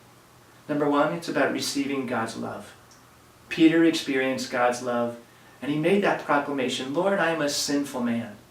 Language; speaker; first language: English; native; English